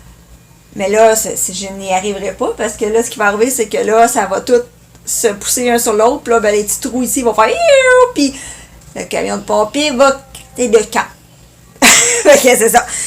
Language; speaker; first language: French; native; French